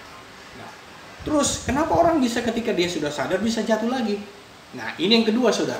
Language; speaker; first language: Indonesian; native; Indonesian